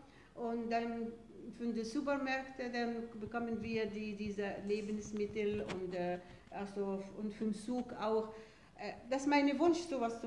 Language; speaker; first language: German; non-native, fluent; Arabic